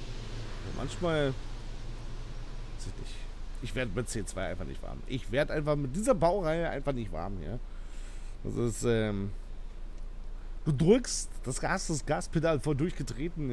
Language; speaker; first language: German; native; German